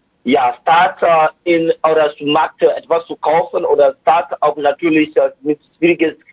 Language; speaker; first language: German; non-native, fluent; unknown